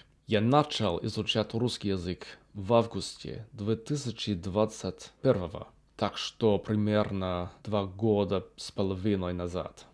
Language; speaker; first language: Russian; non-native, learner; English